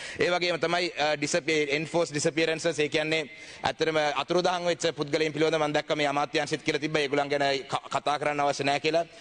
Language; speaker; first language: Sinhala; non-native, local second language; Tamil